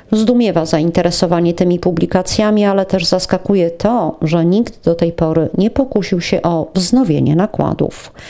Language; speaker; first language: Polish; native; Polish